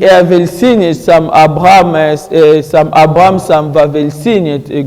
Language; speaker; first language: Danish; non-native, learner; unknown